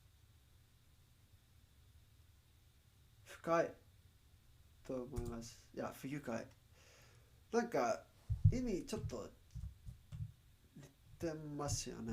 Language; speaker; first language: Japanese; non-native, learner; Spanish